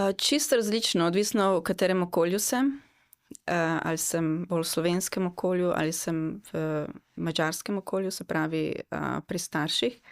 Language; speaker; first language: Slovenian; non-native, local second language; Hungarian